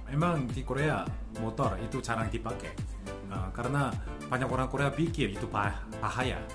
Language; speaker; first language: Indonesian; non-native, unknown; Korean